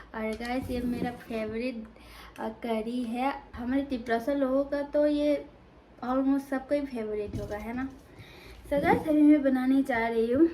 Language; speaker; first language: Hindi; non-native, local second language; Kok Borok